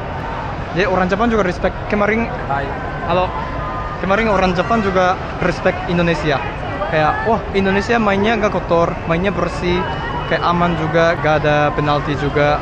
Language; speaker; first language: Indonesian; non-native, fluent; Japanese